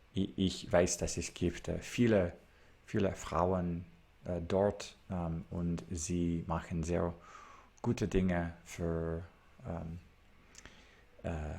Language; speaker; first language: German; non-native, learner; English